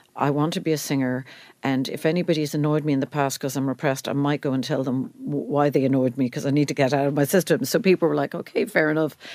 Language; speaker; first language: English; native; English